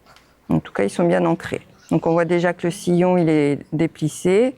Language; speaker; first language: French; native; French